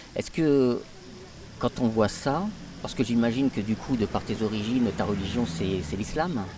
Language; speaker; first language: French; native; French